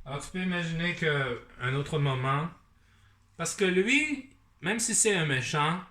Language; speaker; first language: French; non-native, learner; English